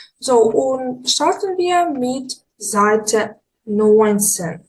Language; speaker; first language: German; non-native, fluent; Ukrainian